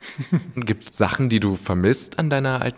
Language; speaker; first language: German; native; German